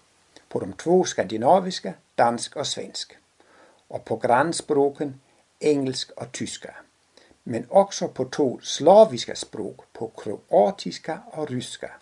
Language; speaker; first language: Swedish; non-native, fluent; Danish